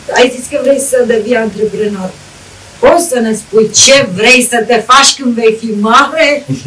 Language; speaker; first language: Romanian; native; Romanian